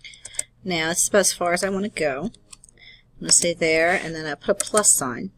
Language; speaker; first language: English; native; English